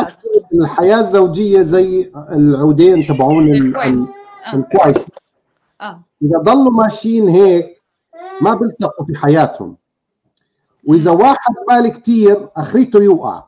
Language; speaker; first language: Arabic; native; Arabic